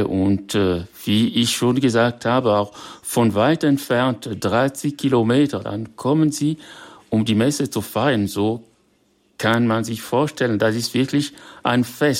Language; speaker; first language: German; non-native, fluent; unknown